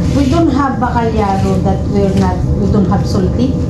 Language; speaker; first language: English; non-native, learner; Filipino